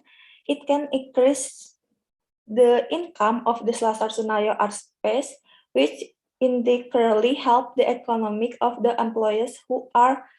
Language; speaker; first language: English; non-native, learner; Indonesian